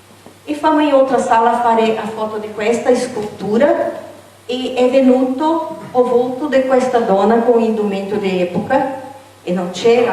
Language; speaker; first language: Italian; non-native, fluent; Portuguese